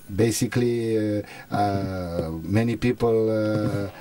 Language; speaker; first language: English; non-native, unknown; Romanian